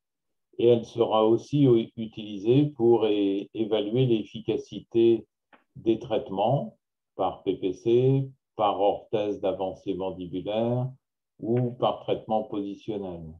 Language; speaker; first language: French; native; French